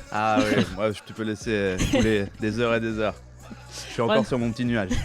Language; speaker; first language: French; early bilingual, other home language; Persian